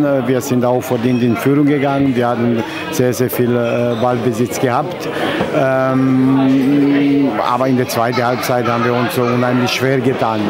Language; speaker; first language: German; non-native, fluent; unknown